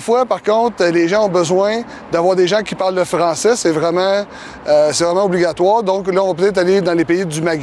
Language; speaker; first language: French; native; French